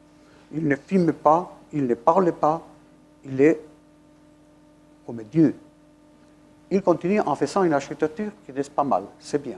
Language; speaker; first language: French; non-native, fluent; Spanish